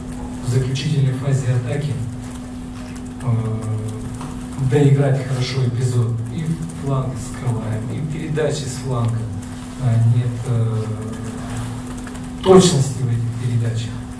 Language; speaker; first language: Russian; native; Russian